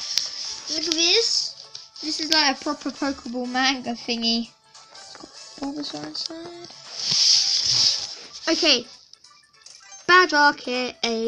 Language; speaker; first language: English; native; English